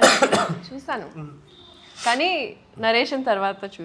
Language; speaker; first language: Telugu; non-native, local second language; Urdu